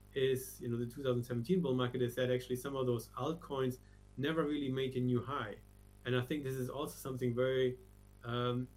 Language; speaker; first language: English; non-native, fluent; German